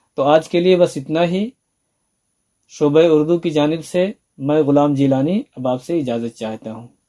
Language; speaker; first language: Urdu; native; Urdu